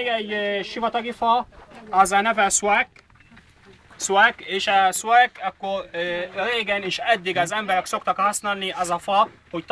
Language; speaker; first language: Hungarian; non-native, learner; Arabic